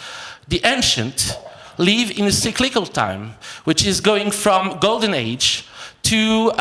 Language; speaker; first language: English; non-native, fluent; French